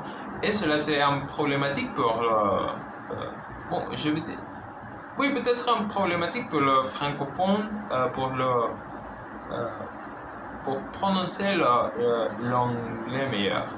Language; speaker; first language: French; non-native, learner; Spanish